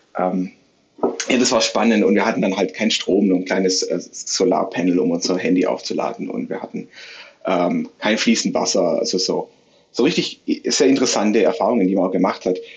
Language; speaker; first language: German; native; German